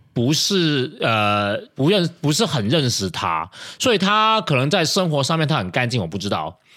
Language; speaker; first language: Chinese; non-native, local second language; Cantonese